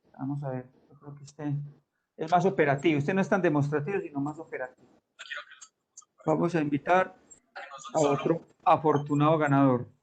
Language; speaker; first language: Spanish; native; Spanish